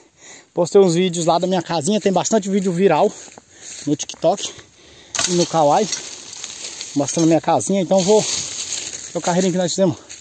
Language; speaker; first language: Portuguese; native; Portuguese